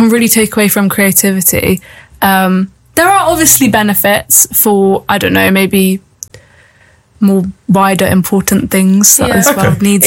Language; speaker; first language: English; native; English